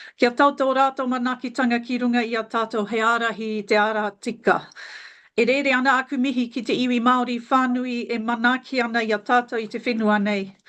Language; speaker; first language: Māori; non-native, fluent; German